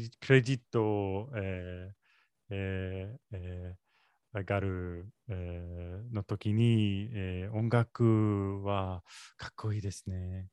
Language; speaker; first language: Japanese; non-native, learner; English